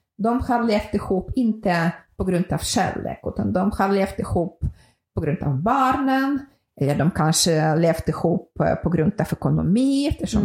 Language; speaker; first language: Swedish; non-native, fluent; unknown